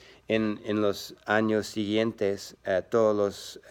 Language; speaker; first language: Spanish; non-native, learner; English